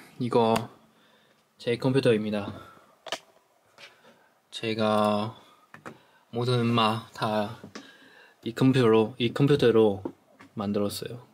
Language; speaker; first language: Korean; non-native, fluent; Chinese